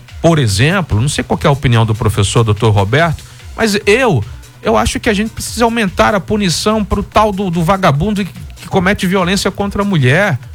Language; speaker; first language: Portuguese; native; Portuguese